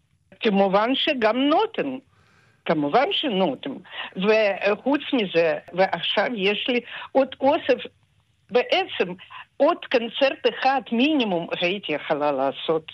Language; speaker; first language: Hebrew; non-native, fluent; Russian